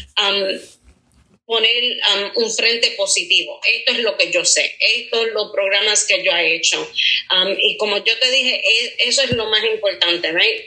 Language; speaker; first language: Spanish; early bilingual, heritage; Spanish